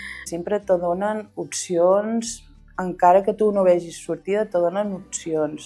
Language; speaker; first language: Catalan; non-native, local second language; Spanish